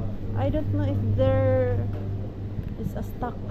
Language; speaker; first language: English; non-native, learner; Filipino